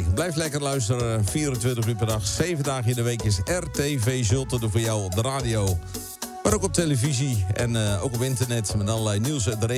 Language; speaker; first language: Dutch; native; Dutch